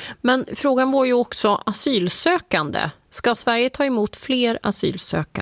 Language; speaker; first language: Swedish; native; Swedish